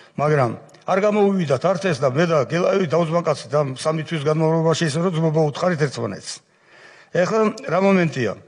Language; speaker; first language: Georgian; non-native, local second language; Svan